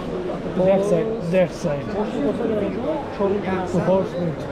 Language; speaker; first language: English; non-native, local second language; Bangla